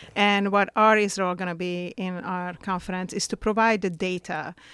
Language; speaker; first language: English; non-native, fluent; Hungarian